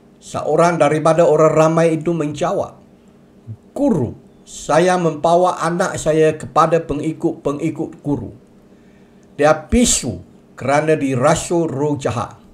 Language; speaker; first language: Malay; non-native, local second language; Chinese